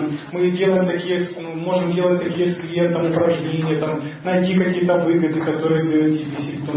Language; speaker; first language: Russian; native; Russian